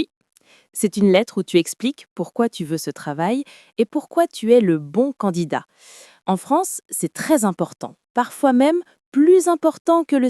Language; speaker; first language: French; non-native, fluent; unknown